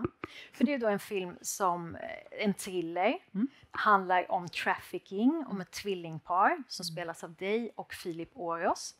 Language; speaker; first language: Swedish; native; Swedish